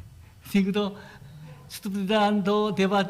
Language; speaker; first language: Czech; non-native, learner; Korean